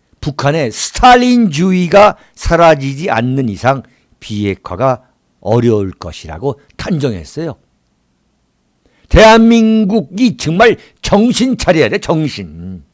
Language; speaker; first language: Korean; native; Korean